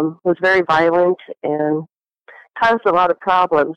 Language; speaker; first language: English; early bilingual, other home language; Latvian